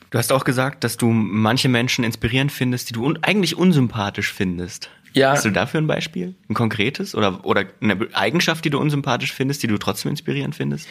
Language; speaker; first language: German; native; German